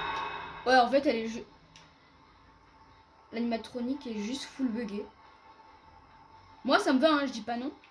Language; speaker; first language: French; native; French